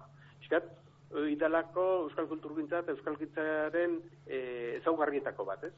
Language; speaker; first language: Basque; native; Basque